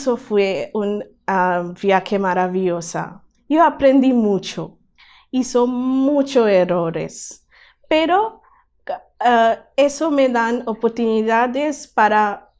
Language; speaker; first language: Spanish; non-native, learner; Bangla